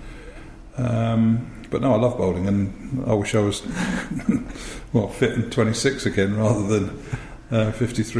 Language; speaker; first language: English; native; English